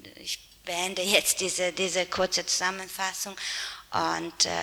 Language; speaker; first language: German; non-native, fluent; Italian